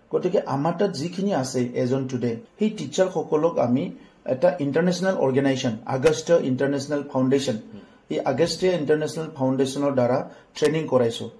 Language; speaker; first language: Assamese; non-native, local second language; Bodo